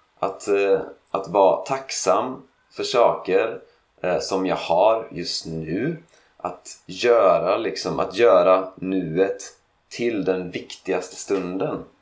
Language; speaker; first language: Swedish; native; Swedish